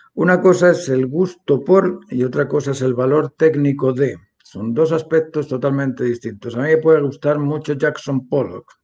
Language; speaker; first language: Spanish; native; Spanish